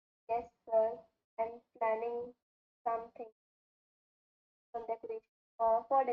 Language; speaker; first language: English; non-native, learner; Hindi